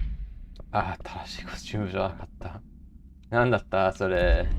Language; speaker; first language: Japanese; non-native, learner; English